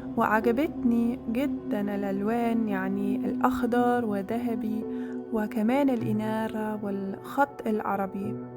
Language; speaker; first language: Arabic; non-native, fluent; German